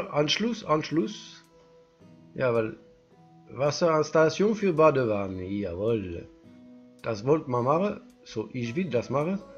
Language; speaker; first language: German; non-native, learner; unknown